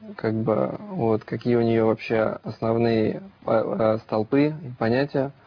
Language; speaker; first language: Russian; native; Russian